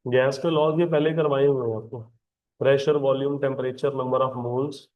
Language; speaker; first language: Hindi; non-native, local second language; Punjabi